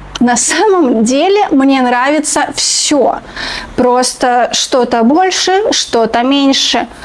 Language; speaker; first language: Russian; native; Russian